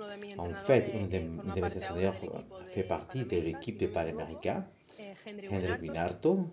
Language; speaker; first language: French; non-native, learner; Spanish